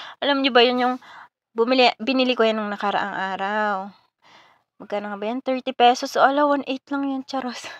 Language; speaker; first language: Filipino; non-native, local second language; Bikol